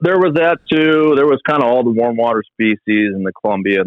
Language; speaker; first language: English; native; English